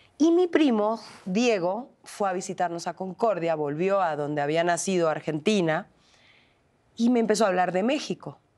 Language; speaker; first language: Spanish; native; Spanish